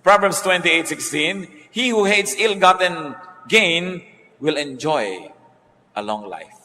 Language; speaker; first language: English; non-native, local second language; Filipino